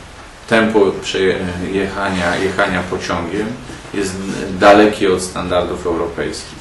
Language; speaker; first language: Polish; native; Polish